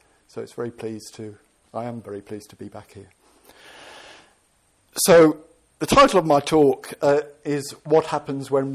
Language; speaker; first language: English; native; English